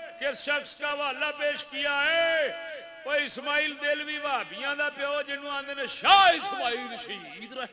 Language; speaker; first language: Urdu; non-native, local second language; Punjabi